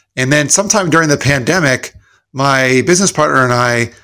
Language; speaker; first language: English; native; English